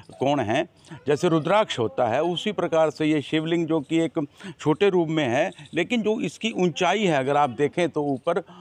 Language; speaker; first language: Hindi; native; Hindi